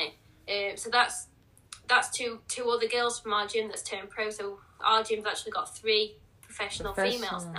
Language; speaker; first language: English; native; English